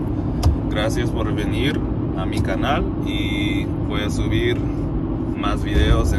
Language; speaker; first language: Spanish; non-native, learner; English